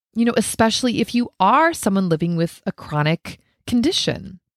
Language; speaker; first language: English; native; English